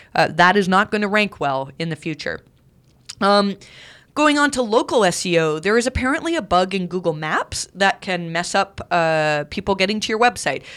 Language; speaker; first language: English; native; English